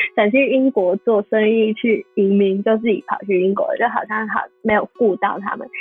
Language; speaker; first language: Chinese; non-native, fluent; Cantonese